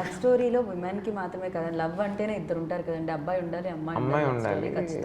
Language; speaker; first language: Telugu; native; Telugu